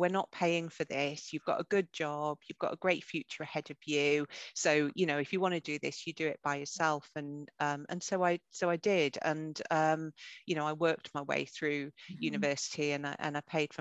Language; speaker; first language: English; native; English